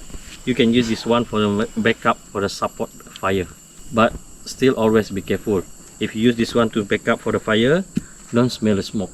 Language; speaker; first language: English; non-native, local second language; Malay